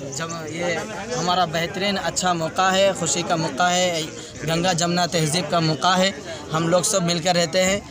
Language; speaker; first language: Urdu; native; Urdu